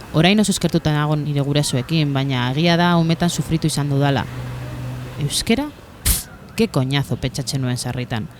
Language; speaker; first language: Basque; non-native, local second language; Spanish